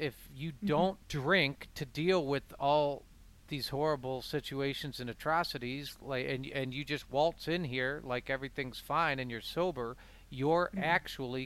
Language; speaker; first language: English; native; English